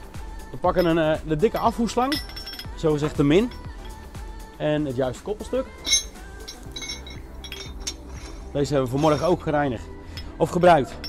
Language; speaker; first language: Dutch; native; Dutch